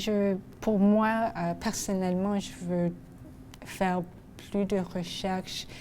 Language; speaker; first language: French; non-native, local second language; English